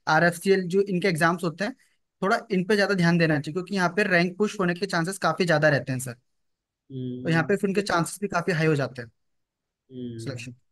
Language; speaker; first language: Hindi; native; Hindi